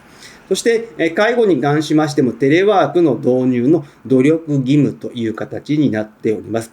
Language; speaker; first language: Japanese; native; Japanese